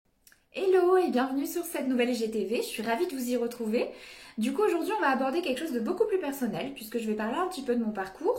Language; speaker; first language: French; native; French